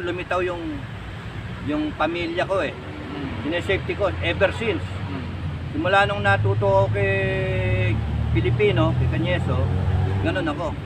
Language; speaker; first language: Filipino; native; Filipino